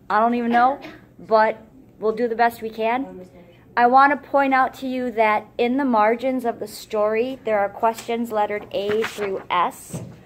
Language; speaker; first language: English; native; English